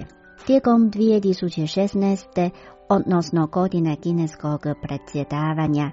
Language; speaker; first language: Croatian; non-native, fluent; Chinese